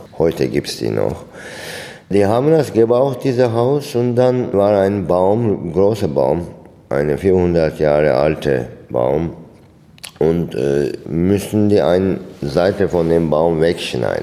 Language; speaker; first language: German; non-native, fluent; Turkish